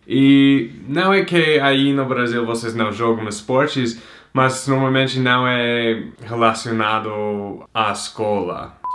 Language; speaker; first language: Portuguese; non-native, fluent; English